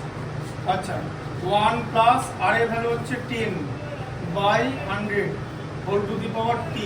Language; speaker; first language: Bangla; native; Bangla